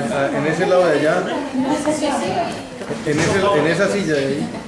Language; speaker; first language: Spanish; non-native, fluent; French